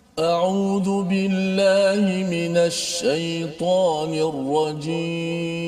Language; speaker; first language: Malay; native; Malay